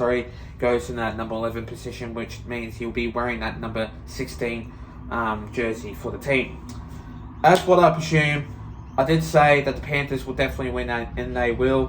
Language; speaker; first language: English; native; English